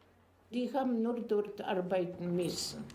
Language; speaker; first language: German; non-native, fluent; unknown